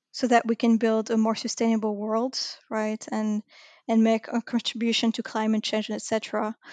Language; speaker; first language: English; non-native, fluent; French